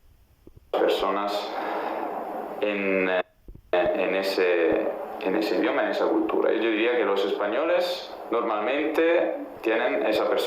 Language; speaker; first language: Spanish; non-native, fluent; Italian